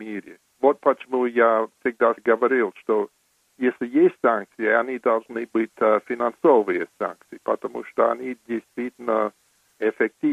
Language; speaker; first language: Russian; non-native, fluent; English